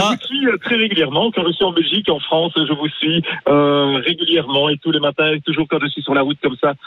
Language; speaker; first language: French; native; French